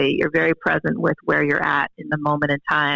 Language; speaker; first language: English; native; English